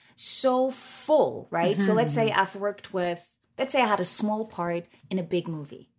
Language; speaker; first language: English; non-native, fluent; German